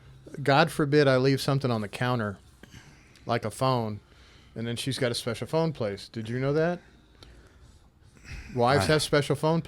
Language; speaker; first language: English; native; English